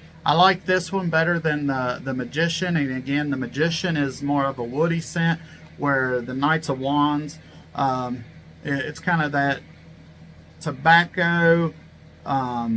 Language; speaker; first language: English; native; English